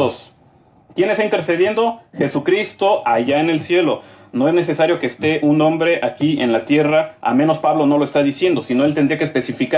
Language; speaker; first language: Spanish; native; Spanish